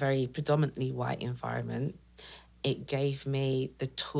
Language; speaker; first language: English; native; English